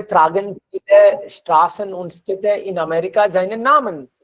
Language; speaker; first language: German; non-native, fluent; Hindi